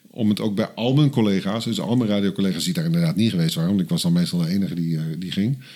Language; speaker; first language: Dutch; native; Dutch